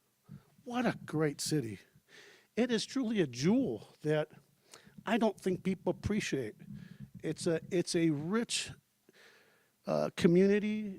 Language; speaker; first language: English; early bilingual, heritage; Spanish